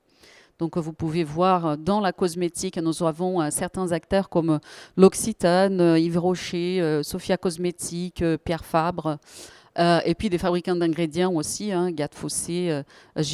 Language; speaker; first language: French; native; French